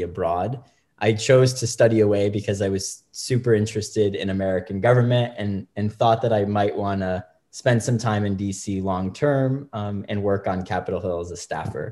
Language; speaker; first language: English; native; English